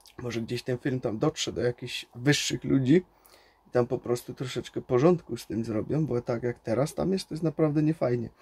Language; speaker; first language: Polish; native; Polish